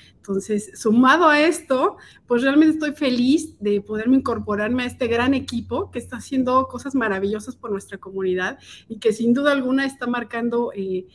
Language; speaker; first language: Spanish; native; Spanish